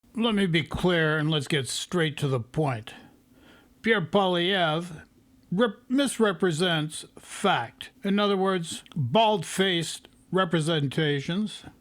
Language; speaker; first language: English; native; English